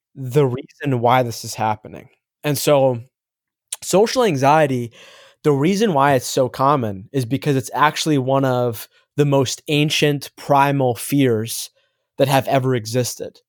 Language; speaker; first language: English; native; English